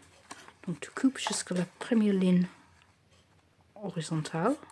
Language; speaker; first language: French; non-native, learner; English